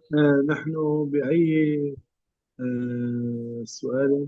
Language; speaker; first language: Arabic; native; Arabic